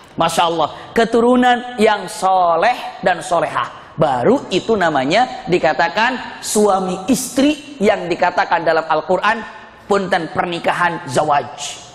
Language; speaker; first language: Indonesian; non-native, fluent; Sundanese